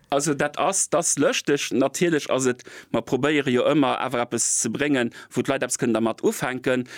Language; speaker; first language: Luxembourgish; native; Luxembourgish